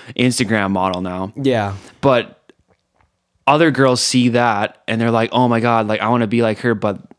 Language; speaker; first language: English; native; English